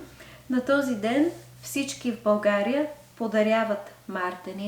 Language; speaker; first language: Bulgarian; non-native, fluent; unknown